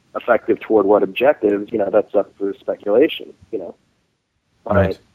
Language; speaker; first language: English; early bilingual, other home language; Hindi